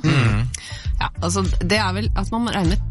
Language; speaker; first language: Norwegian; native; Norwegian